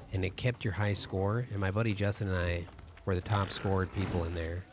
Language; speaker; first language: English; native; English